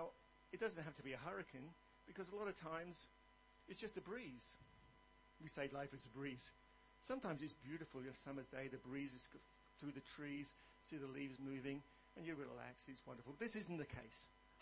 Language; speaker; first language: English; native; English